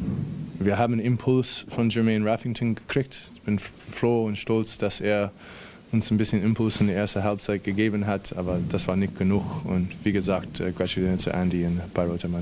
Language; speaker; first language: German; non-native, fluent; English